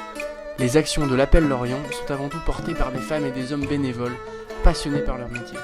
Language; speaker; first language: French; native; French